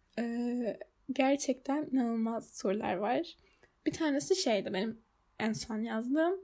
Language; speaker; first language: Turkish; early bilingual, heritage; Turkish